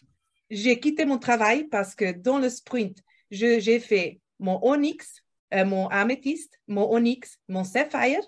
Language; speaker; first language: French; non-native, fluent; Portuguese